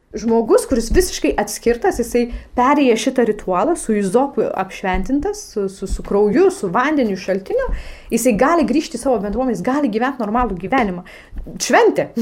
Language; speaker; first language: Lithuanian; non-native, fluent; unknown